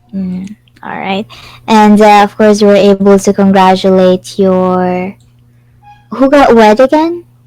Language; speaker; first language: English; non-native, fluent; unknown